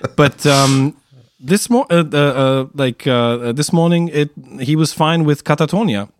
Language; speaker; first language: English; non-native, fluent; German